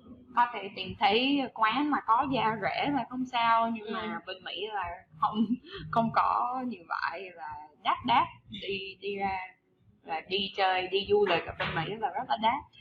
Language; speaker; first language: Vietnamese; non-native, fluent; English